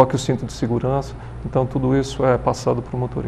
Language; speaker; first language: Portuguese; native; Portuguese